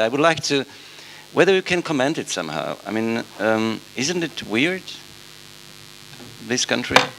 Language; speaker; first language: English; non-native, fluent; Slovak